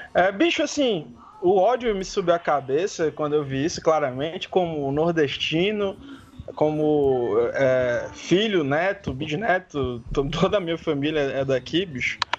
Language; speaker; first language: Portuguese; native; Portuguese